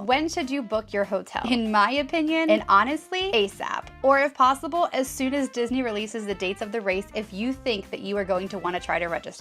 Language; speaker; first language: English; native; English